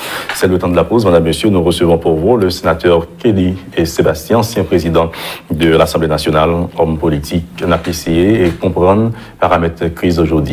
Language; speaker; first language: French; non-native, local second language; Haitian Creole